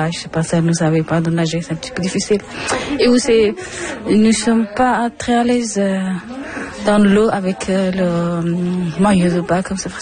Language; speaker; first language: French; non-native, learner; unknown